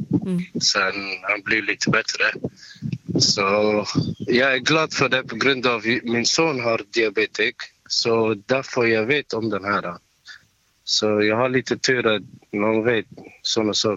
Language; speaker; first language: Swedish; non-native, learner; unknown